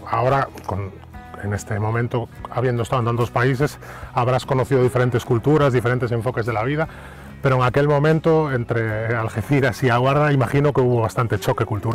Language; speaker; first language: Spanish; native; Spanish